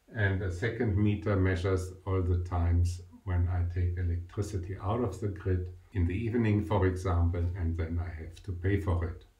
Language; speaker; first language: English; non-native, fluent; German